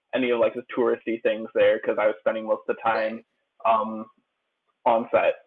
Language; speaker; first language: English; native; English